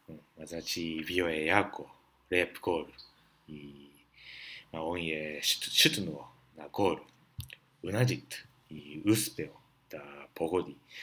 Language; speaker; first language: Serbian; non-native, learner; Japanese